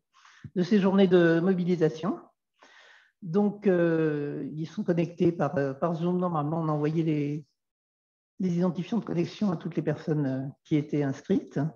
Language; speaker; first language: French; native; French